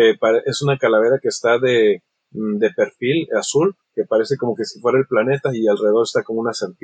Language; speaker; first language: Spanish; early bilingual, heritage; Spanish